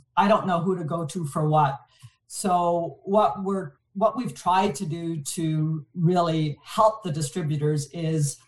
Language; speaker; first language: English; non-native, fluent; French